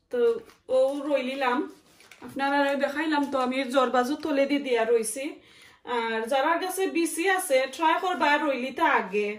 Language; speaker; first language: Bangla; non-native, local second language; Sylheti